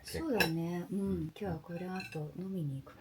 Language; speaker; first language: Japanese; native; Japanese